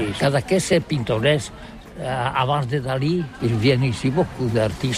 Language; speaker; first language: French; non-native, learner; Catalan